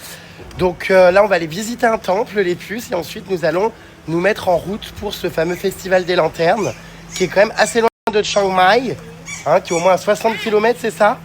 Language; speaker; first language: French; native; French